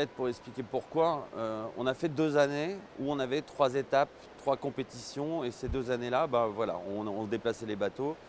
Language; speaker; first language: French; native; French